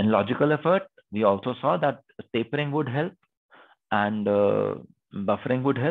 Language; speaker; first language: English; non-native, local second language; Hindi